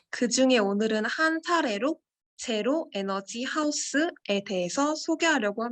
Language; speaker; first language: Korean; native; Korean